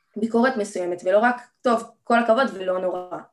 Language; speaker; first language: Hebrew; native; Hebrew